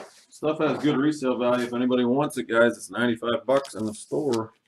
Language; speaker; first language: English; native; English